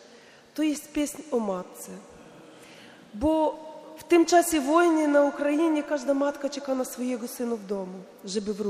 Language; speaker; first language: Polish; non-native, learner; Ukrainian